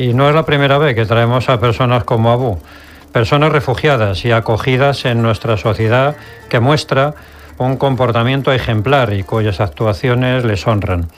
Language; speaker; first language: Spanish; native; Spanish